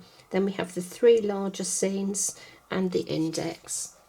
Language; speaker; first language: English; native; English